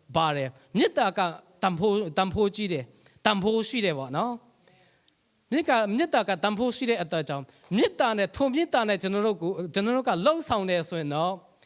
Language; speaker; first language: Burmese; non-native, local second language; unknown